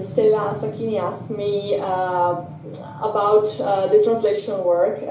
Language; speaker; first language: English; non-native, fluent; Italian